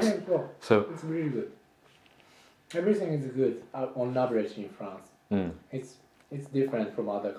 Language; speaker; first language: English; non-native, fluent; Japanese